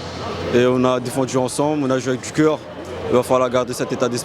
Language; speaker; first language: French; native; French